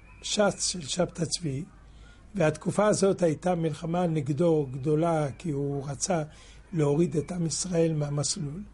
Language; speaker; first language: Hebrew; non-native, fluent; French